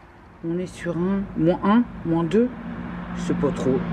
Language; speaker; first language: French; native; French